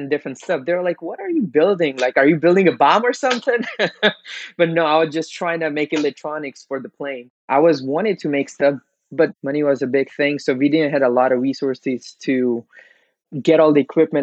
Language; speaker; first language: English; non-native, local second language; Gujarati